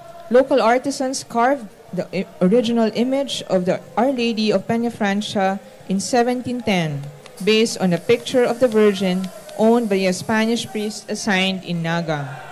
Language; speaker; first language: English; non-native, local second language; Filipino